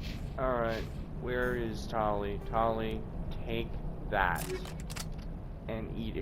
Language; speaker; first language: English; native; English